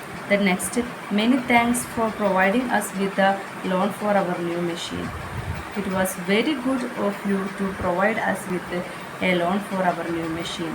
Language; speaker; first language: English; non-native, local second language; Malayalam